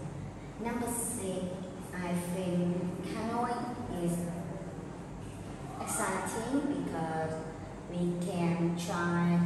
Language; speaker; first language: English; non-native, learner; Vietnamese